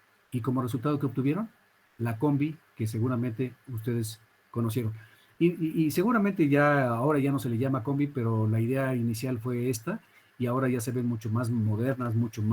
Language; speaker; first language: Spanish; native; Spanish